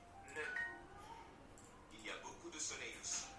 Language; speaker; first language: French; non-native, learner; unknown